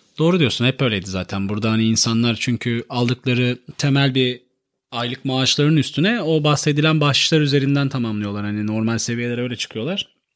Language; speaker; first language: Turkish; native; Turkish